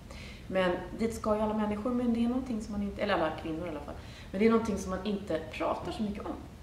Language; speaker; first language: Swedish; native; Swedish